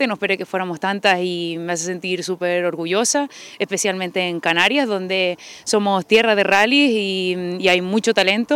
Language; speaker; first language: Spanish; native; Spanish